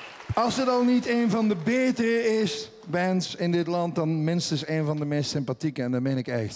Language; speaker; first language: Dutch; native; Dutch